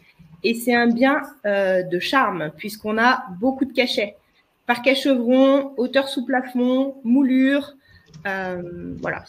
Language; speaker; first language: French; native; French